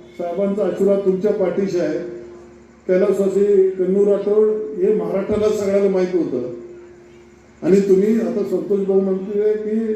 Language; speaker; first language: Marathi; non-native, local second language; Lambadi